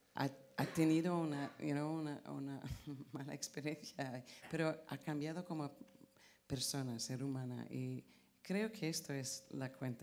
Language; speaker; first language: Spanish; non-native, fluent; English